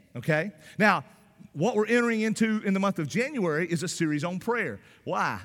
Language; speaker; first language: English; native; English